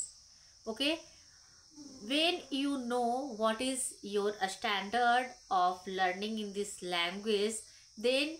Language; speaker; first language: English; non-native, local second language; Hindi